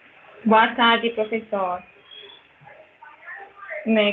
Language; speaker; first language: Portuguese; non-native, learner; Spanish